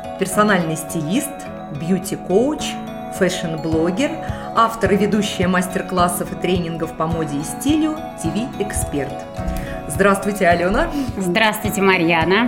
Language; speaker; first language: Russian; native; Russian